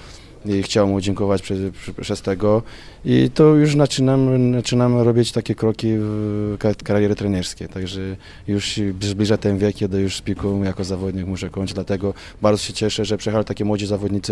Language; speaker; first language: Polish; non-native, learner; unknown